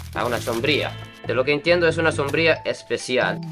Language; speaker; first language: Spanish; non-native, fluent; Japanese